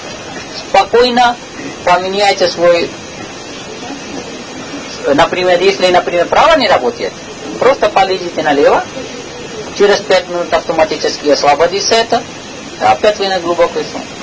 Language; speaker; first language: Russian; non-native, learner; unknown